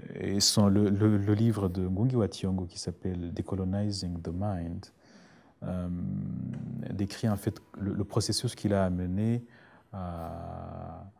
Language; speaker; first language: French; non-native, local second language; Rundi